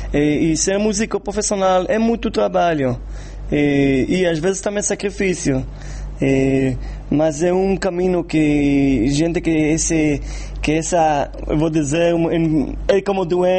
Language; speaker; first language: Portuguese; non-native, fluent; Hebrew